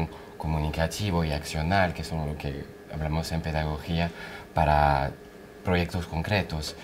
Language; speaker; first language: Spanish; non-native, fluent; French